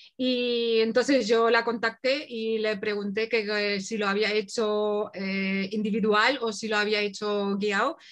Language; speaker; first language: Spanish; early bilingual, other home language; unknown